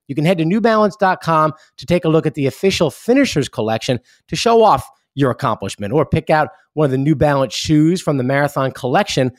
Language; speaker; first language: English; native; English